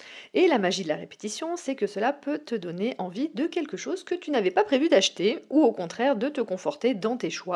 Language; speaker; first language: French; native; French